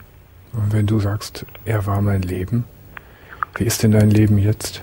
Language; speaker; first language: German; native; German